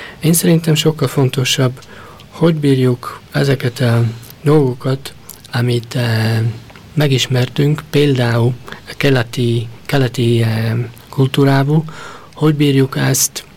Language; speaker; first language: Hungarian; early bilingual, heritage; Hungarian